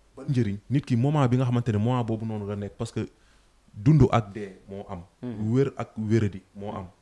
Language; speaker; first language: Wolof; non-native, local second language; Serer